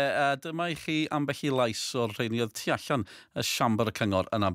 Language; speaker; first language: Welsh; native; Welsh